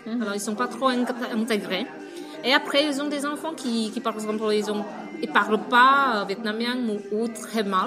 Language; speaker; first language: French; non-native, fluent; Vietnamese